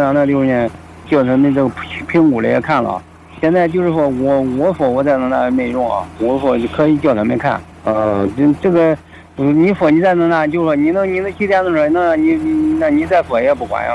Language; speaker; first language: Chinese; native; Chinese